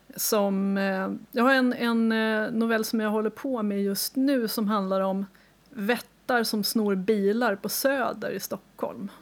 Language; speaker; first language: Swedish; native; Swedish